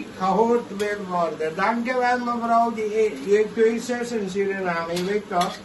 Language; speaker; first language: Dutch; non-native, local second language; Caribbean Hindustani